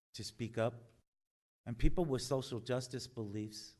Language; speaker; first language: English; native; English